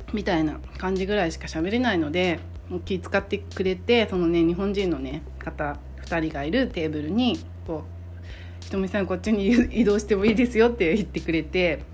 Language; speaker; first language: Japanese; native; Japanese